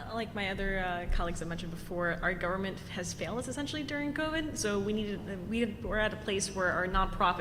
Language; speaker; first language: English; early bilingual, other home language; Italian